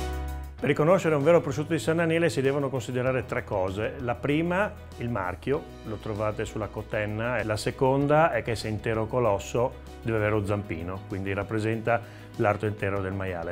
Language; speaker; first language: Italian; native; Italian